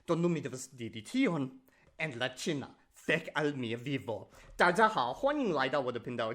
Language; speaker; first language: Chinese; non-native, learner; English